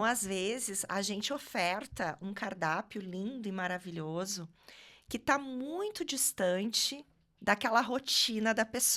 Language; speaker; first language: Portuguese; native; Portuguese